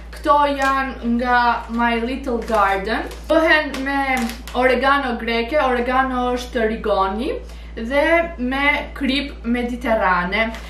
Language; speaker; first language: Albanian; early bilingual, heritage; Albanian